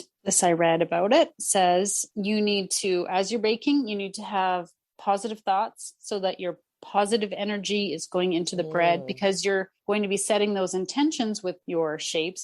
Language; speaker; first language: English; native; English